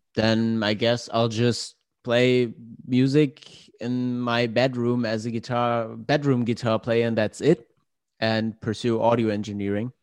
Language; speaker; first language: English; non-native, fluent; German